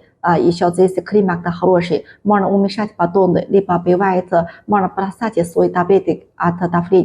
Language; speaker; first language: Russian; non-native, learner; Chinese